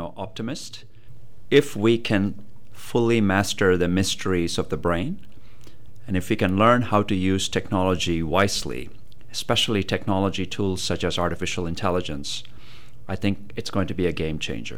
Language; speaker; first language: English; non-native, local second language; Tamil